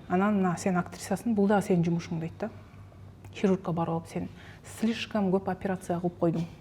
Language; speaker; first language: Kyrgyz; native; Kyrgyz